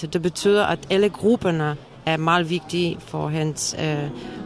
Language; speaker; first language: Danish; non-native, fluent; Polish